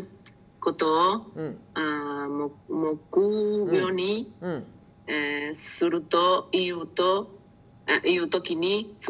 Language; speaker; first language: Japanese; non-native, learner; Spanish